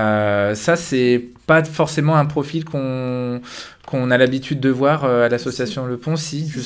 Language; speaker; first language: French; native; French